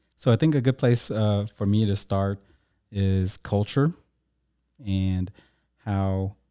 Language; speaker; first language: English; native; English